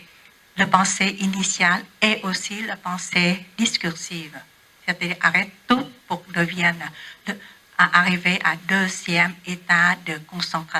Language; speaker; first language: French; non-native, learner; Vietnamese